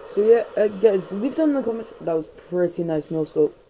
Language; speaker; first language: English; native; English